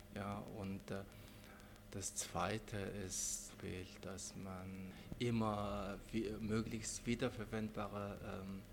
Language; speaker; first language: German; non-native, fluent; Mongolian